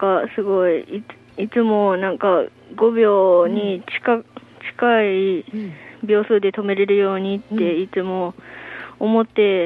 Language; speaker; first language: Japanese; native; Japanese